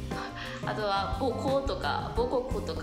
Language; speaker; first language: Japanese; non-native, fluent; Burmese